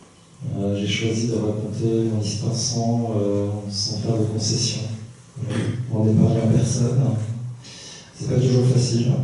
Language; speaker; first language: French; early bilingual, other home language; Korean